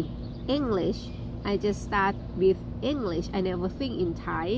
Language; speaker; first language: English; non-native, learner; Thai